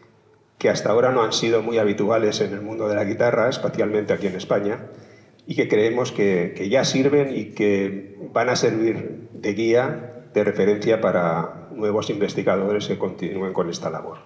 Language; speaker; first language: Spanish; native; Spanish